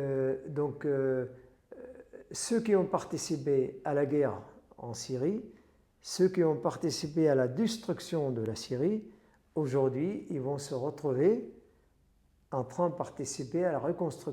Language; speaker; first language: French; non-native, fluent; Arabic